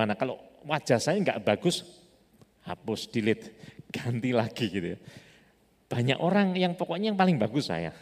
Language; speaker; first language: Indonesian; native; Indonesian